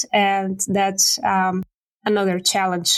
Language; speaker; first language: English; non-native, learner; Russian